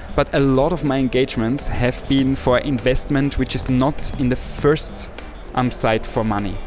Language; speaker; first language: English; non-native, fluent; German